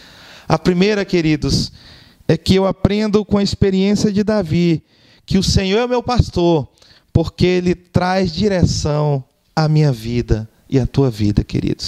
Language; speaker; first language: Portuguese; native; Portuguese